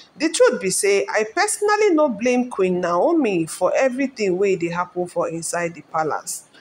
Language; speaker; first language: Nigerian Pidgin; non-native, local second language; Yoruba